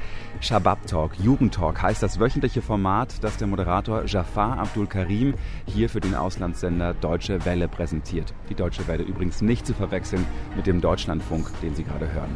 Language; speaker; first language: German; native; German